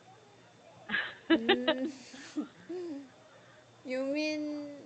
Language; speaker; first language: English; non-native, learner; Korean